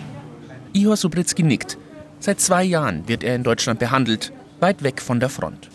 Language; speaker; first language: German; native; German